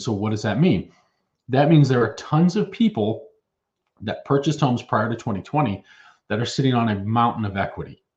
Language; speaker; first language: English; native; English